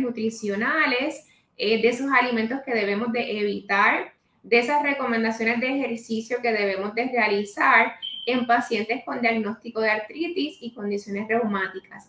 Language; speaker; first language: Spanish; native; Spanish